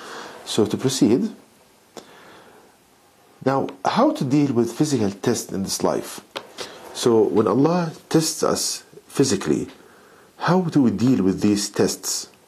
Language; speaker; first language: English; non-native, fluent; Arabic